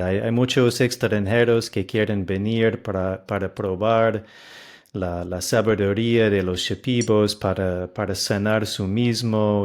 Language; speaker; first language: Spanish; non-native, fluent; English